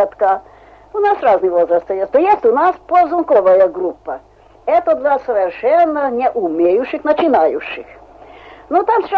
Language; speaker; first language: Russian; non-native, fluent; Hungarian